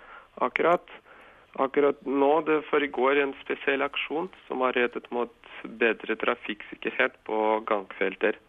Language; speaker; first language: Norwegian; non-native, fluent; Russian